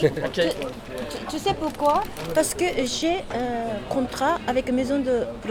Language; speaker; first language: French; non-native, learner; Japanese